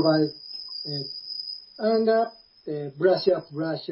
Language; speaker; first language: English; non-native, learner; Japanese